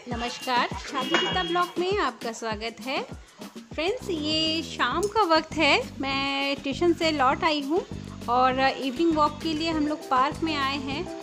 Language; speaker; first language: Hindi; native; Hindi